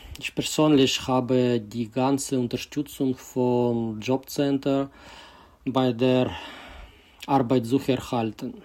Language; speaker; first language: German; non-native, fluent; Ukrainian